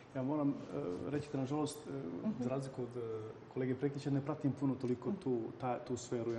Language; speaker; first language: Croatian; native; Croatian